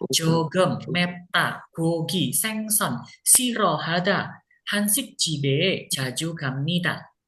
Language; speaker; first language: Korean; non-native, fluent; Indonesian